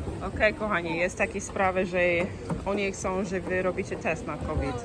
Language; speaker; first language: Polish; non-native, fluent; English